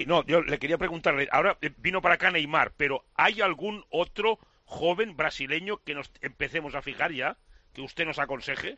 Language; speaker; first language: Spanish; native; Spanish